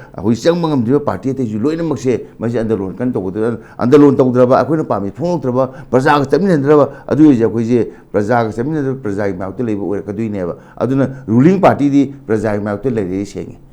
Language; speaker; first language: Manipuri; native; Manipuri